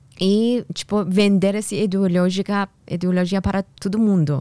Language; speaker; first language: Portuguese; non-native, learner; Persian